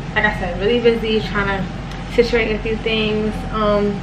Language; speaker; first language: English; native; English